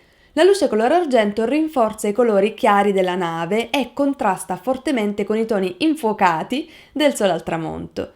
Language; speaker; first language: Italian; native; Italian